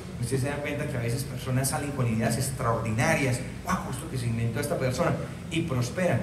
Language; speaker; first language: Spanish; native; Spanish